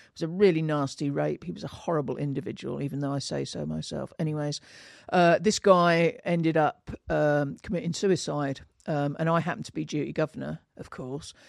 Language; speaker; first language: English; native; English